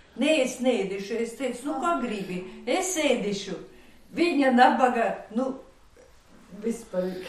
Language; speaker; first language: Latvian; non-native, local second language; Russian